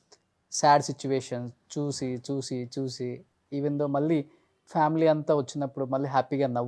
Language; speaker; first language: Telugu; native; Telugu